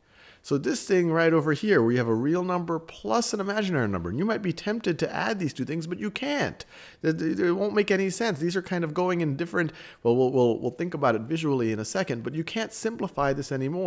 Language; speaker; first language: English; native; English